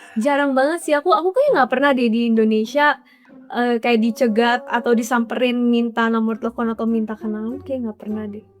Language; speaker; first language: Indonesian; native; Indonesian